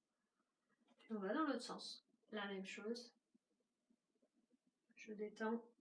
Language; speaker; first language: French; native; French